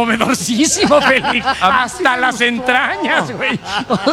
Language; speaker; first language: Spanish; native; Spanish